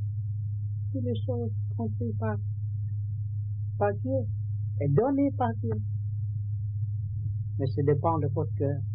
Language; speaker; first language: French; non-native, learner; Vietnamese